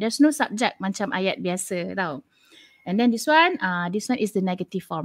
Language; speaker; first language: English; non-native, local second language; Malay